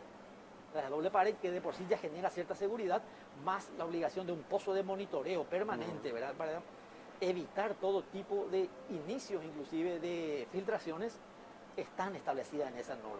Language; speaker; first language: Spanish; native; Spanish